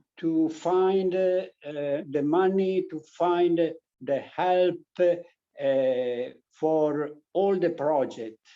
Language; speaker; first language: English; non-native, learner; Italian